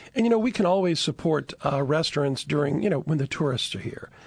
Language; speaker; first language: English; native; English